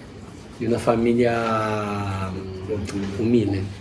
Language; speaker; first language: Italian; non-native, fluent; Portuguese